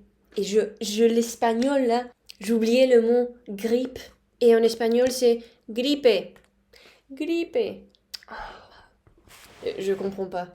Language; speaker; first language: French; non-native, fluent; Spanish